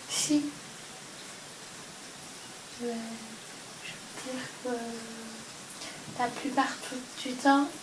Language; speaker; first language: French; non-native, learner; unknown